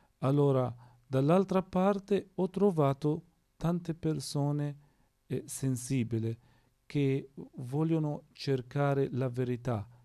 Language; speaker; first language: Italian; non-native, fluent; Arabic